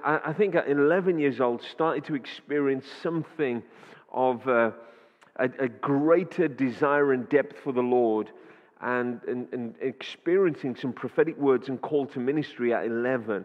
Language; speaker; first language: English; native; English